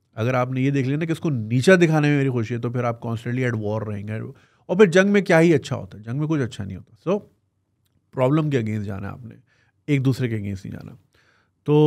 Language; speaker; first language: Urdu; native; Urdu